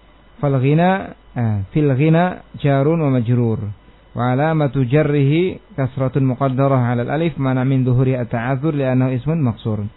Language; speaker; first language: Arabic; non-native, fluent; Indonesian